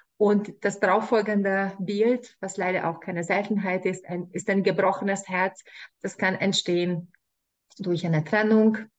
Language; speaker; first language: German; non-native, fluent; Hungarian